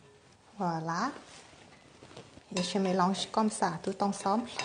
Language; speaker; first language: French; non-native, fluent; Thai